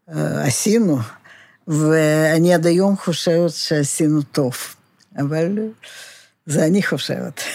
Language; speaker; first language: Hebrew; non-native, fluent; Russian